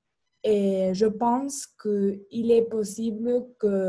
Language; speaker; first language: French; non-native, learner; Spanish